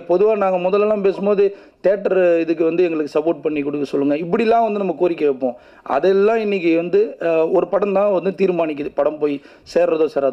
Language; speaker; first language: Tamil; native; Tamil